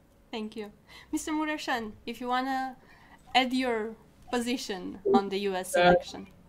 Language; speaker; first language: English; non-native, fluent; Romanian